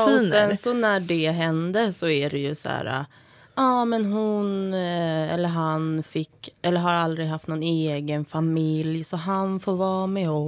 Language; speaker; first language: Swedish; native; Swedish